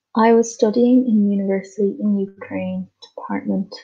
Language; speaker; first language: English; native; English